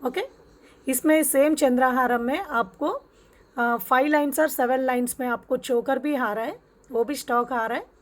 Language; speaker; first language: Hindi; non-native, local second language; Telugu